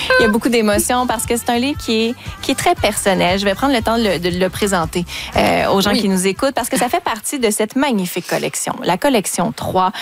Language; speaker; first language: French; native; French